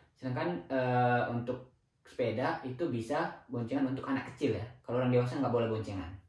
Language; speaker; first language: Indonesian; native; Indonesian